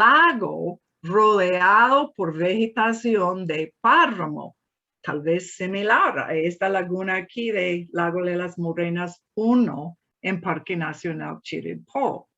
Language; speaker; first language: Spanish; non-native, fluent; English